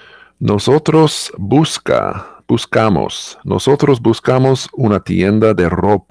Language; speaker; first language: Spanish; non-native, learner; English